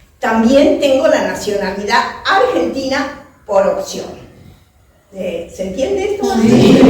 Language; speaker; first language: Spanish; early bilingual, other home language; French